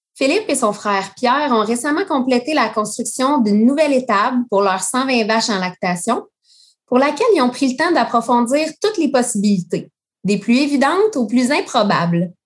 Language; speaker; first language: French; native; French